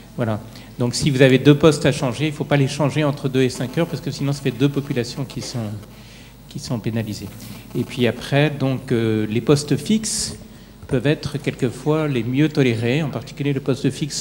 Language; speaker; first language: French; native; French